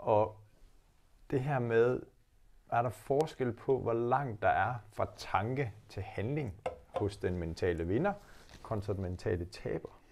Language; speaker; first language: Danish; native; Danish